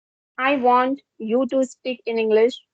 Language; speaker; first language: English; non-native, local second language; Hindi